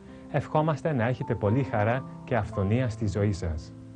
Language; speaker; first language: Greek; native; Greek